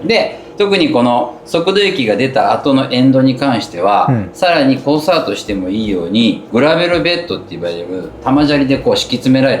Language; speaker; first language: Japanese; native; Japanese